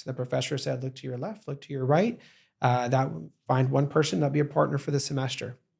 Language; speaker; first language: English; native; English